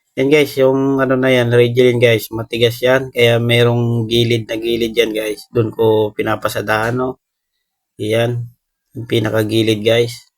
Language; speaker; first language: Filipino; native; Filipino